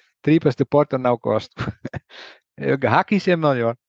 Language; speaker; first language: Portuguese; non-native, learner; Dutch